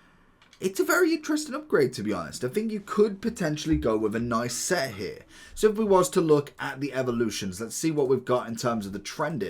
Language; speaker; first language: English; native; English